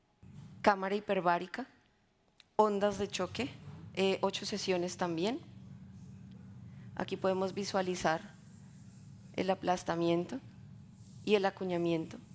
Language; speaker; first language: Spanish; native; Spanish